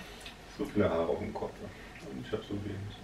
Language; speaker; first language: German; native; German